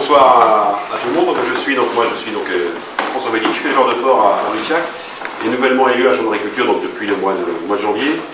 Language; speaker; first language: French; native; French